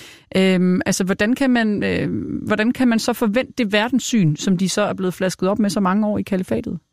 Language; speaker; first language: Danish; native; Danish